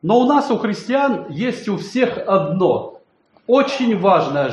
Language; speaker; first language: Polish; non-native, learner; Russian